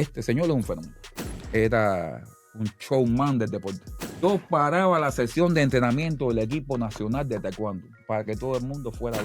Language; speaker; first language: Spanish; native; Spanish